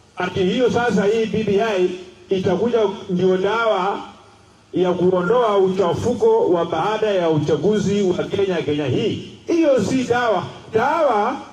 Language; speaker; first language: Swahili; non-native, local second language; Luyia